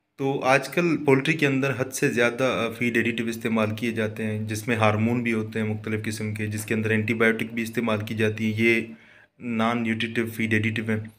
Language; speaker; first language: Urdu; non-native, local second language; Sindhi